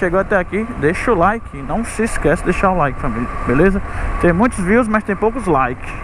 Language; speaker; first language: Portuguese; native; Portuguese